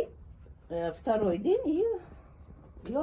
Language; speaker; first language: Russian; non-native, local second language; Uzbek